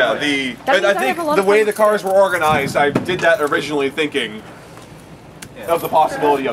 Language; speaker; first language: English; native; English